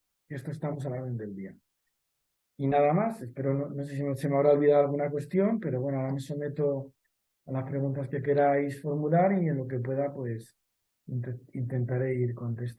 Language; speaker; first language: Spanish; native; Spanish